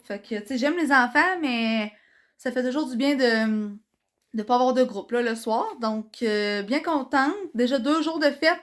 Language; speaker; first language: French; native; French